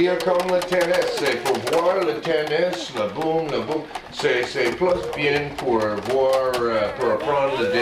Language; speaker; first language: French; non-native, learner; English